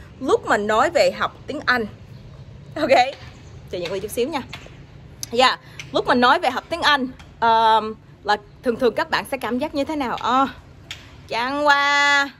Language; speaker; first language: Vietnamese; early bilingual, heritage; Vietnamese